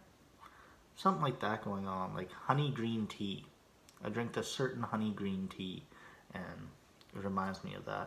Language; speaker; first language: English; native; English